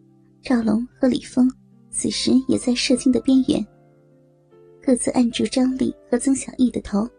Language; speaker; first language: Chinese; native; Chinese